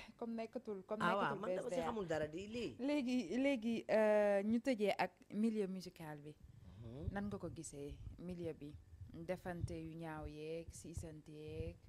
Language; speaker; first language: Wolof; native; Wolof